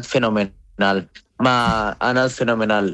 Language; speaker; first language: Catalan; non-native, fluent; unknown